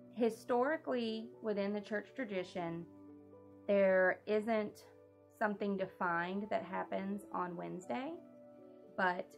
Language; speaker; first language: English; native; English